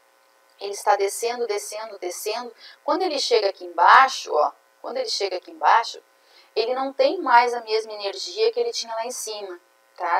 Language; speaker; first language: Portuguese; native; Portuguese